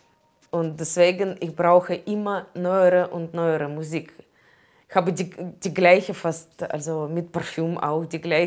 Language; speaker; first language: German; non-native, learner; Russian